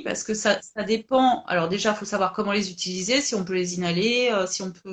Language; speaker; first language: French; native; French